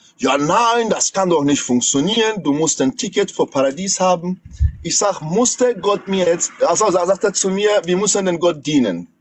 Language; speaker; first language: German; non-native, fluent; Persian